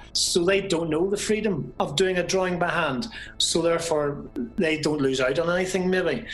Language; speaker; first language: English; native; English